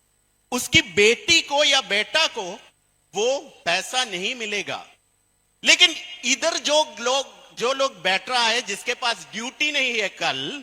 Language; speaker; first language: Hindi; non-native, local second language; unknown